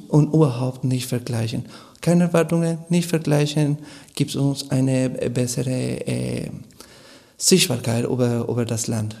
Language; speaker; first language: German; non-native, fluent; Spanish